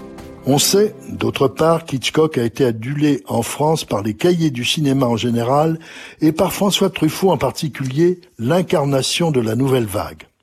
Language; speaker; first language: French; native; French